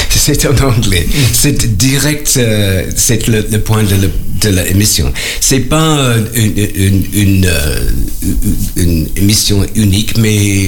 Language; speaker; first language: French; non-native, learner; English